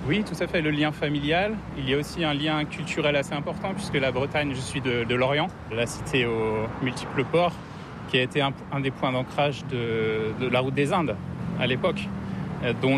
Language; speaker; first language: French; native; French